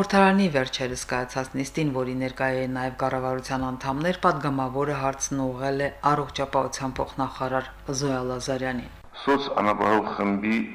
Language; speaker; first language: Armenian; native; Armenian